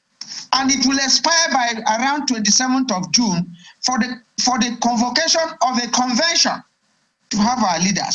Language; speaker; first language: English; non-native, local second language; Igbo